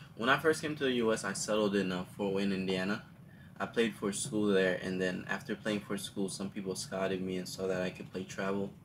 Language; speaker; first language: English; early bilingual, other home language; Haitian Creole